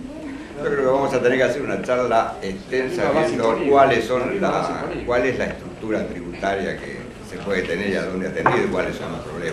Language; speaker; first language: Spanish; native; Spanish